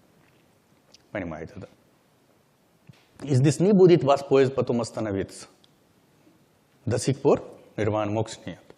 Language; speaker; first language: Russian; non-native, learner; Hindi